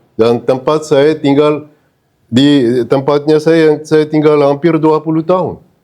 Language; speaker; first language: Indonesian; non-native, fluent; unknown